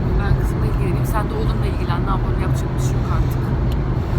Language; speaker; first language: Turkish; native; Turkish